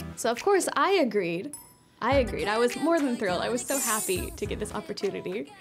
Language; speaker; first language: English; native; English